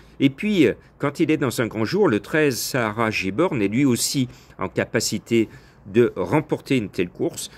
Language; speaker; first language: French; native; French